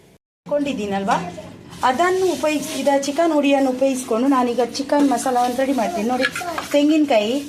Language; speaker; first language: Kannada; non-native, local second language; Tulu